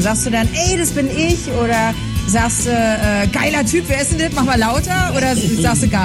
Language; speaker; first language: German; native; German